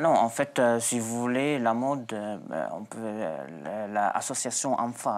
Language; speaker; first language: French; non-native, local second language; Arabic